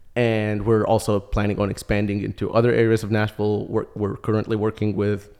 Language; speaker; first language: English; early bilingual, other home language; Arabic